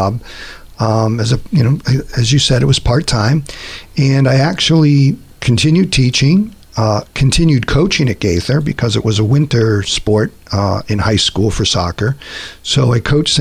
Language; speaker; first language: English; native; English